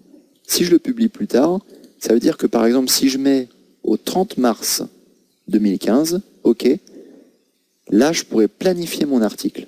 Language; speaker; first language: French; native; French